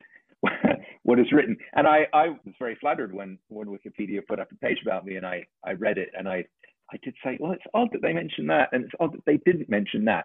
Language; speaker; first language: English; native; English